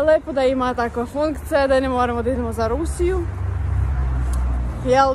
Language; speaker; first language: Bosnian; non-native, learner; Russian